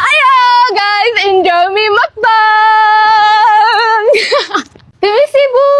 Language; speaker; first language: Indonesian; non-native, learner; English